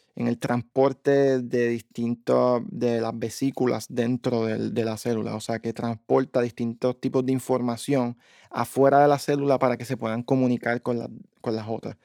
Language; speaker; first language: Spanish; native; Spanish